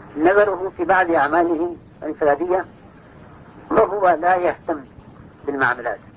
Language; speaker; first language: Arabic; non-native, fluent; Urdu